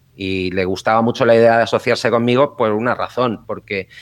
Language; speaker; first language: Spanish; native; Spanish